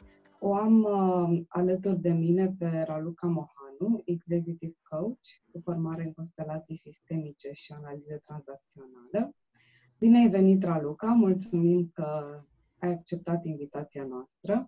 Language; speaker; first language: Romanian; native; Romanian